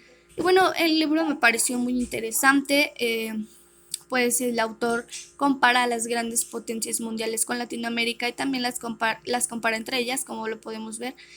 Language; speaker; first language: Spanish; native; Spanish